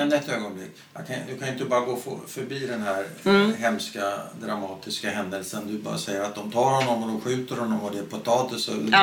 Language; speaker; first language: Swedish; native; Swedish